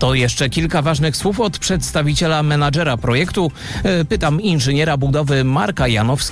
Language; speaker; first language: Polish; native; Polish